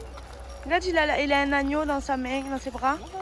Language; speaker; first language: French; native; French